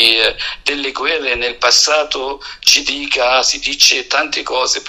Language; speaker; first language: Italian; non-native, fluent; Arabic